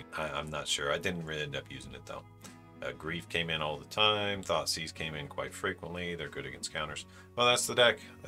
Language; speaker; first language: English; native; English